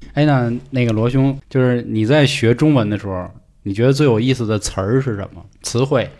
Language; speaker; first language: Chinese; native; Chinese